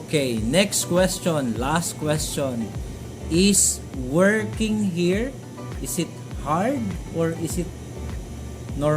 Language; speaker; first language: English; non-native, learner; Filipino